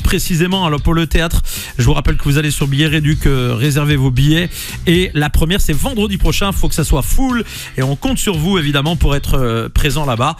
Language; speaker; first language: French; native; French